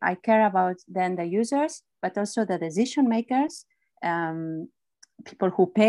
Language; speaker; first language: English; non-native, fluent; Spanish